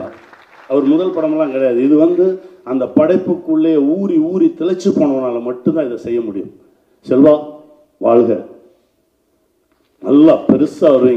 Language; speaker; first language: Tamil; native; Tamil